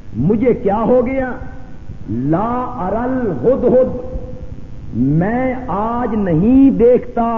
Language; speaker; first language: Urdu; non-native, local second language; Punjabi